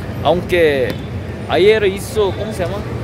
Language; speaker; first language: Spanish; non-native, learner; Korean